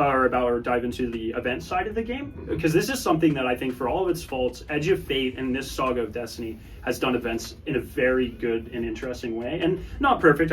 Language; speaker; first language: English; native; English